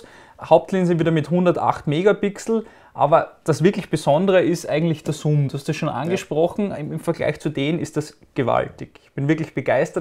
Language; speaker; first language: German; native; German